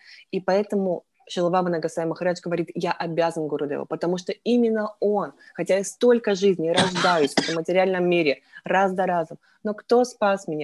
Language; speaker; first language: Russian; native; Russian